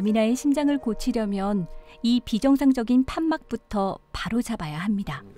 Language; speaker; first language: Korean; native; Korean